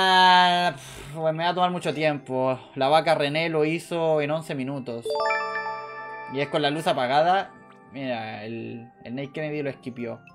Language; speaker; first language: Spanish; native; Spanish